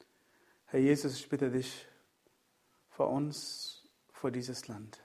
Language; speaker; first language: German; non-native, fluent; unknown